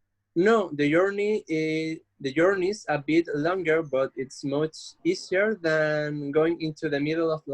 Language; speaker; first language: English; non-native, learner; Spanish